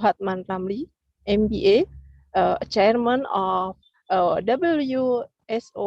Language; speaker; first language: English; non-native, learner; Indonesian